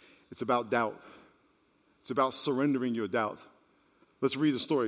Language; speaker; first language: English; native; English